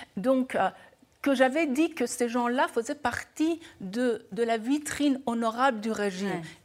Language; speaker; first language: French; non-native, fluent; Persian